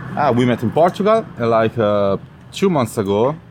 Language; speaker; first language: English; non-native, learner; Italian